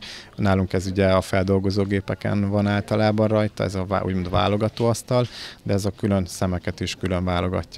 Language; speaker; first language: Hungarian; native; Hungarian